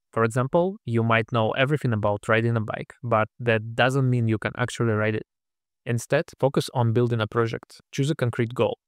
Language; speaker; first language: English; non-native, fluent; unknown